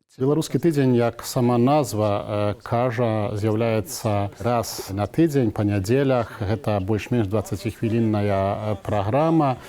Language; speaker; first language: Belarusian; native; Belarusian